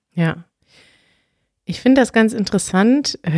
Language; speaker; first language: German; native; German